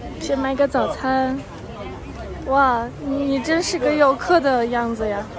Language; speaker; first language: Chinese; non-native, fluent; Russian